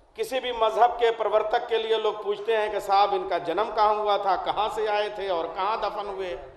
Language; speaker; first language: Hindi; native; Hindi